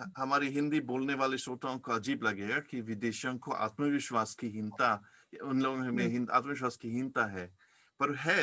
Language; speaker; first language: Hindi; non-native, fluent; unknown